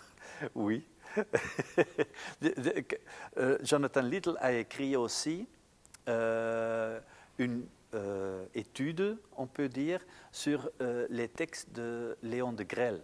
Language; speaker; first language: French; non-native, local second language; Dutch